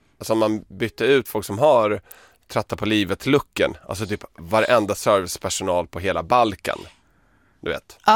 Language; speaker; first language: Swedish; early bilingual, other home language; Serbian